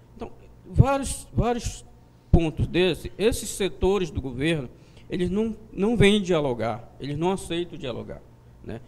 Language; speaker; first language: Portuguese; native; Portuguese